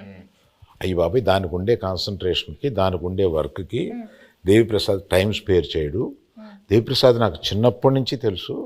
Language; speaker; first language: Telugu; native; Telugu